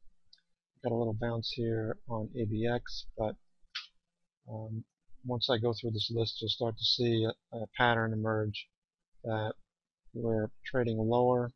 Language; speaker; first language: English; native; English